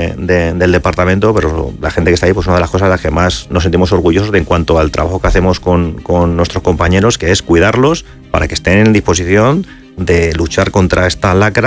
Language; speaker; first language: Spanish; native; Spanish